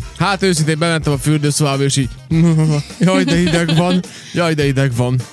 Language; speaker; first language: Hungarian; native; Hungarian